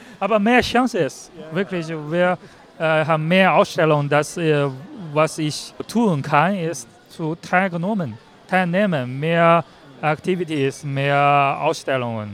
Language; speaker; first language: German; non-native, learner; Chinese